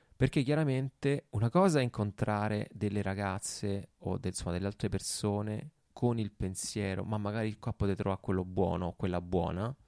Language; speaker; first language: Italian; native; Italian